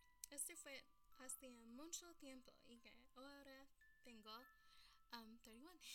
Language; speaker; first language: Spanish; early bilingual, heritage; Spanish